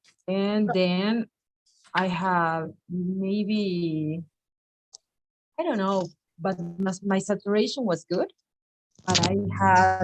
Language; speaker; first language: English; non-native, fluent; Spanish